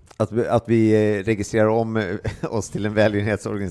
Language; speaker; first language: Swedish; native; Swedish